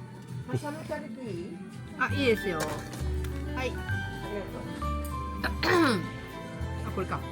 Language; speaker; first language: Japanese; non-native, learner; Filipino